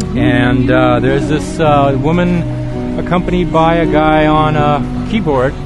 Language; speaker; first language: English; native; English